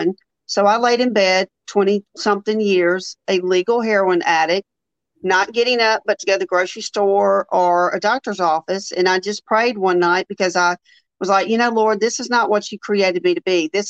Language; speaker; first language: English; native; English